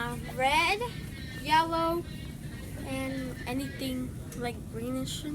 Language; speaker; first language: English; native; English